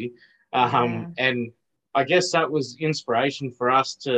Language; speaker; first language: English; native; English